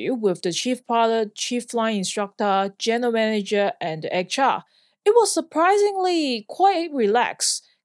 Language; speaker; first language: English; non-native, local second language; Cantonese